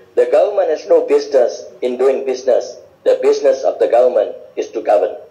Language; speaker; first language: English; non-native, local second language; Malay